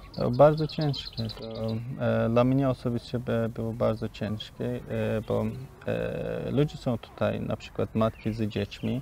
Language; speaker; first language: Polish; non-native, learner; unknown